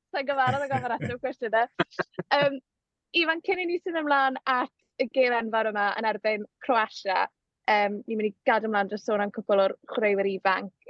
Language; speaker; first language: Welsh; native; Welsh